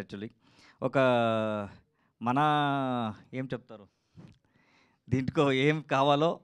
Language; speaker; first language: Telugu; non-native, learner; Kannada